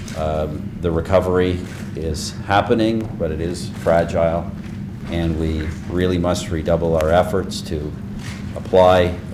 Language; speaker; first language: English; native; English